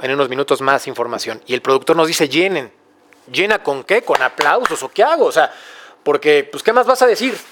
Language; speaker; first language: Spanish; native; Spanish